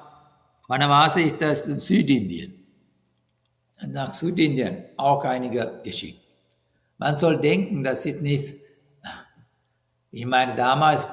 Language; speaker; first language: German; non-native, learner; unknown